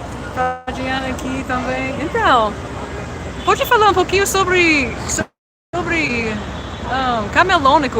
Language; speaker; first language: Portuguese; non-native, learner; English